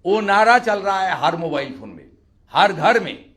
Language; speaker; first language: Hindi; non-native, local second language; Bangla